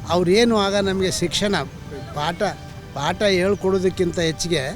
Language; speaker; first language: Kannada; native; Kannada